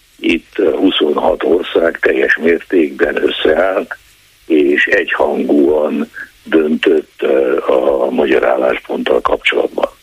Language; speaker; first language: Hungarian; native; Hungarian